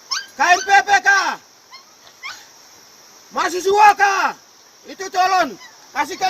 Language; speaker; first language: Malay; non-native, local second language; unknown